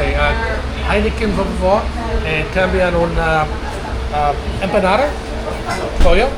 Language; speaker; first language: Spanish; non-native, learner; English